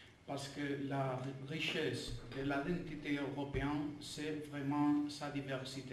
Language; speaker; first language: French; non-native, fluent; Catalan